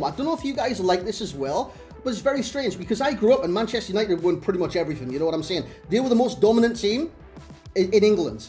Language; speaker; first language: English; native; English